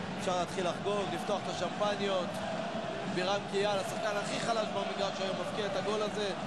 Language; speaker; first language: Hebrew; native; Hebrew